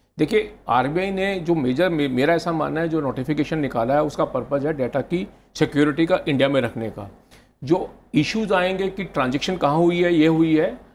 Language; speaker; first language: Hindi; native; Hindi